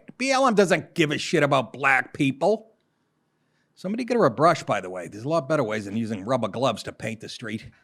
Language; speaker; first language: English; native; English